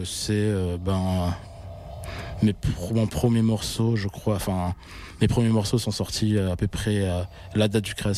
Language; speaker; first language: French; native; French